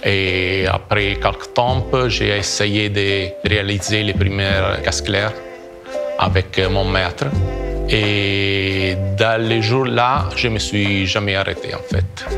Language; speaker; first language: French; non-native, fluent; Italian